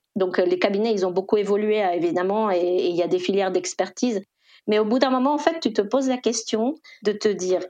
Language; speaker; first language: French; non-native, fluent; Spanish